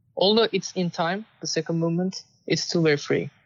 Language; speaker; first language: English; non-native, fluent; Turkish